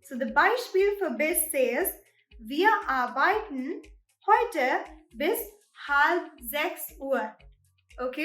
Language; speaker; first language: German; non-native, learner; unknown